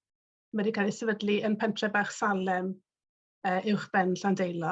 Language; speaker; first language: Welsh; native; Welsh